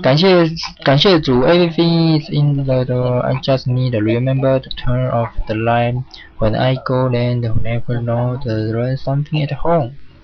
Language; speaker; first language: English; non-native, learner; Chinese